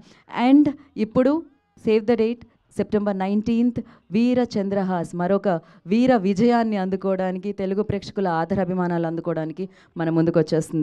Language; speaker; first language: Telugu; native; Telugu